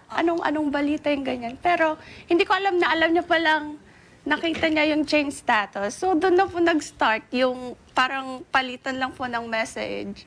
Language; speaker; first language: Filipino; non-native, local second language; Iloko